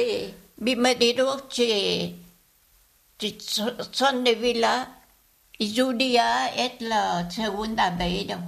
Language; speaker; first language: Catalan; non-native, learner; Vietnamese